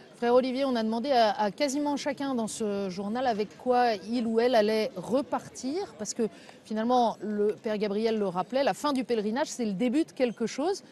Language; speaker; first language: French; native; French